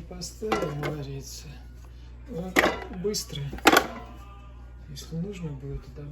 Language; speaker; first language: Russian; native; Russian